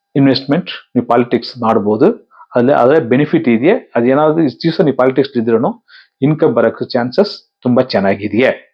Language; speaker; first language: Kannada; non-native, local second language; Tamil